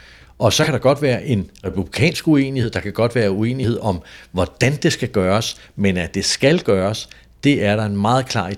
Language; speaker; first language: Danish; native; Danish